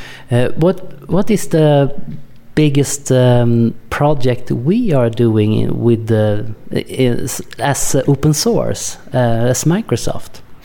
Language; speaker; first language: English; non-native, fluent; Swedish